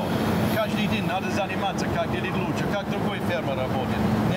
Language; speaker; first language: Russian; non-native, fluent; English